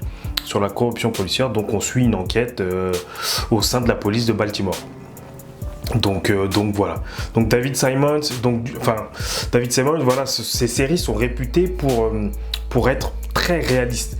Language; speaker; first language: French; native; French